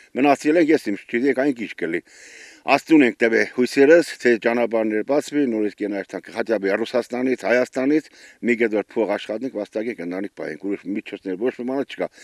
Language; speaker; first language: Armenian; native; Armenian